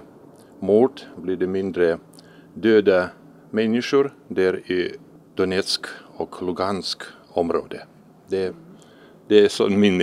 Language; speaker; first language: Swedish; non-native, fluent; Russian